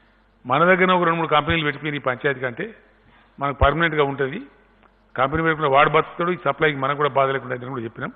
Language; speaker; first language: Telugu; native; Telugu